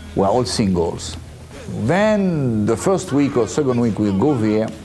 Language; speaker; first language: English; non-native, fluent; French